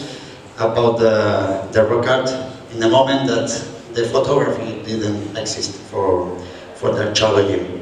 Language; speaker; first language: English; non-native, fluent; Spanish